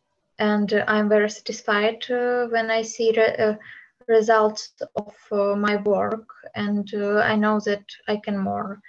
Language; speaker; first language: English; non-native, learner; Ukrainian